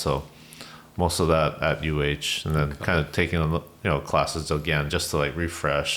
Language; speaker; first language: English; native; English